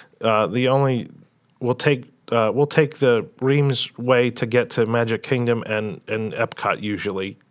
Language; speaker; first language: English; native; English